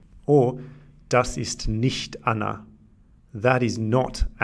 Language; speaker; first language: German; non-native, fluent; English